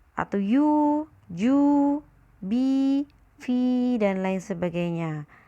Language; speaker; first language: Indonesian; native; Indonesian